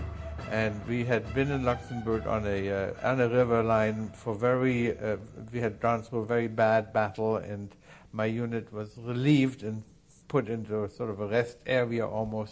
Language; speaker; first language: English; non-native, fluent; German